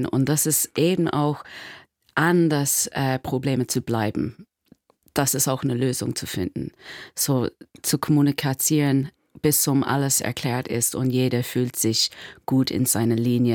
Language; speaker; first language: German; non-native, learner; English